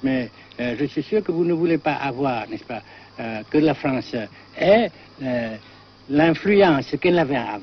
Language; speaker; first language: French; non-native, local second language; Vietnamese